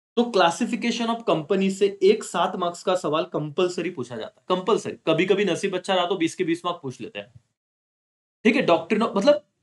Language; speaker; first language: Hindi; non-native, local second language; Marathi